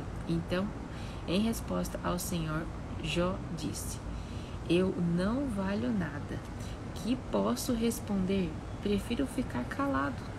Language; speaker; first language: Portuguese; native; Portuguese